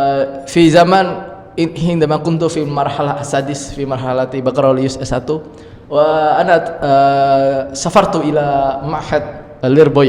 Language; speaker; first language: Arabic; non-native, learner; Indonesian